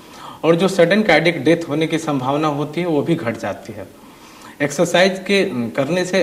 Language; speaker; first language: Hindi; native; Hindi